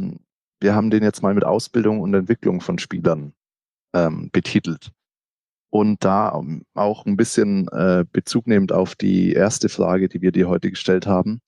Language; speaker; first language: German; native; German